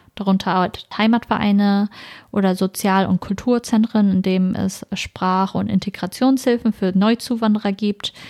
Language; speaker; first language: German; native; German